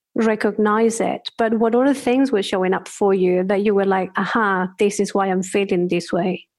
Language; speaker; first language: English; non-native, fluent; Spanish